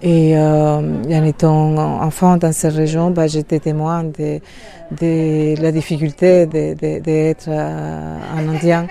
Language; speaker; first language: French; non-native, fluent; Spanish